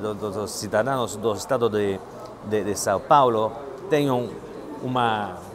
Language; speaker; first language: Portuguese; non-native, fluent; Italian